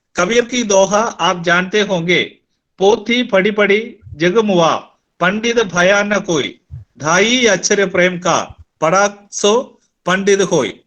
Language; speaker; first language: Hindi; non-native, local second language; Malayalam